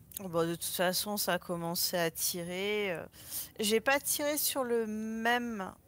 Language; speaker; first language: French; native; French